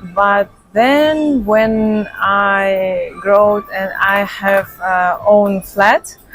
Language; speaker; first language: English; non-native, learner; Russian